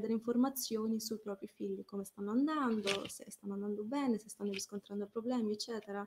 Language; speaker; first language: Italian; early bilingual, other home language; Arabic